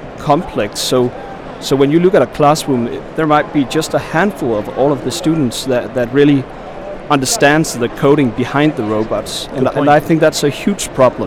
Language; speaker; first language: English; non-native, fluent; Danish